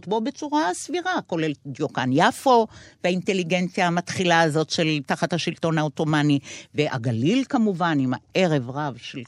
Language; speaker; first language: Hebrew; native; Hebrew